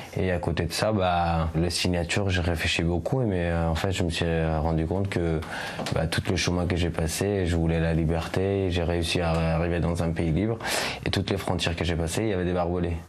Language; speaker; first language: French; early bilingual, other home language; Persian